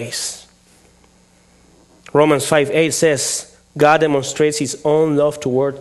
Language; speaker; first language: English; non-native, fluent; Spanish